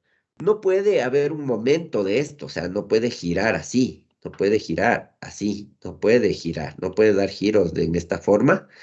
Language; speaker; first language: Spanish; native; Spanish